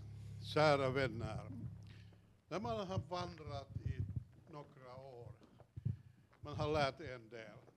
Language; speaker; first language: Swedish; non-native, fluent; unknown